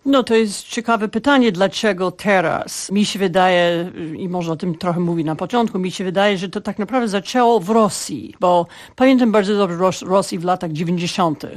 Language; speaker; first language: Polish; non-native, fluent; English